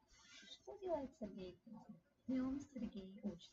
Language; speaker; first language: Russian; non-native, learner; English